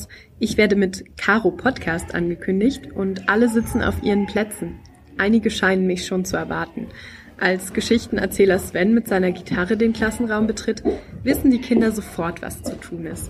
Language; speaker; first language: German; native; German